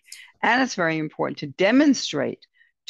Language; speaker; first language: English; native; English